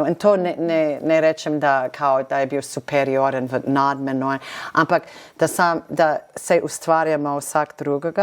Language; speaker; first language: Slovenian; non-native, fluent; English